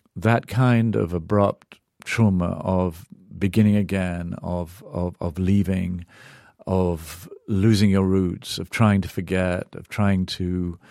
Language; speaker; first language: English; native; English